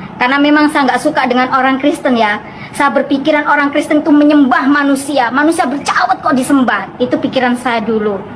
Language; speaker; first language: Indonesian; non-native, local second language; Madurese